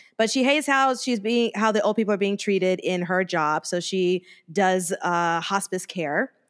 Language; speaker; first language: English; native; English